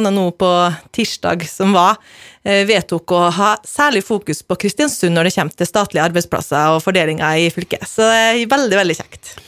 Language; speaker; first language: Norwegian; native; Norwegian